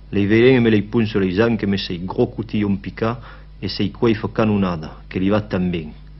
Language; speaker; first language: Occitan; native; Occitan